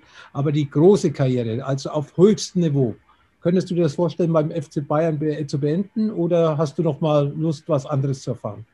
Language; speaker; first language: German; native; German